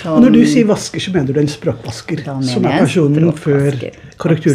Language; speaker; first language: Norwegian; native; Norwegian